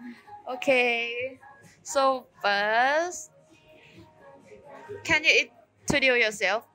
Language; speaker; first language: English; non-native, learner; Thai